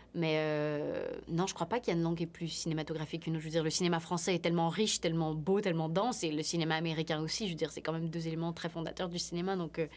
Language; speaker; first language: French; native; French